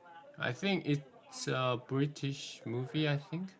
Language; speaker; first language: English; non-native, learner; Korean